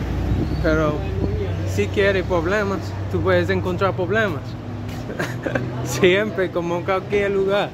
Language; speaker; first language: Spanish; non-native, learner; English